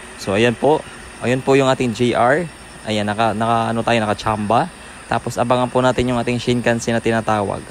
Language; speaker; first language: Filipino; native; Filipino